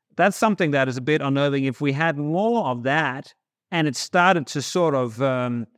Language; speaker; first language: English; non-native, fluent; Danish